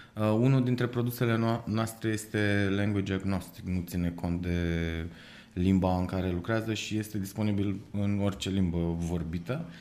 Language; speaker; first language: Romanian; native; Romanian